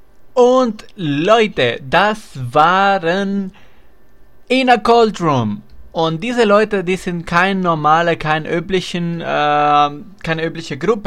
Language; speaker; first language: German; non-native, fluent; Spanish